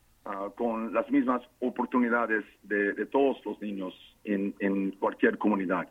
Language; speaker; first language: Spanish; non-native, fluent; English